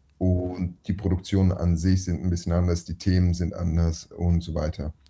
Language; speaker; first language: German; early bilingual, other home language; Russian